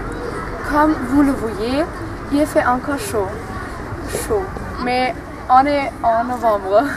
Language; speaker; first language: French; non-native, learner; German